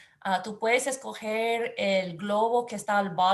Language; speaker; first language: Spanish; non-native, learner; English